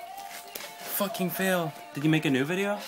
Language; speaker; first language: English; native; English